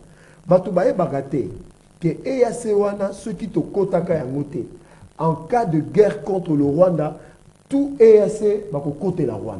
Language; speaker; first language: French; non-native, local second language; Lingala